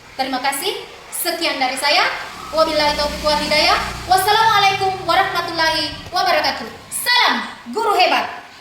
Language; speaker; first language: Indonesian; non-native, local second language; Buginese